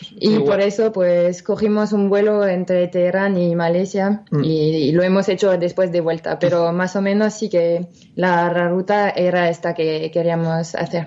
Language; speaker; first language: Spanish; non-native, fluent; French